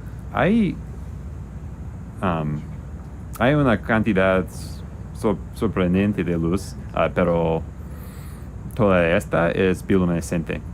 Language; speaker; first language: Spanish; non-native, learner; English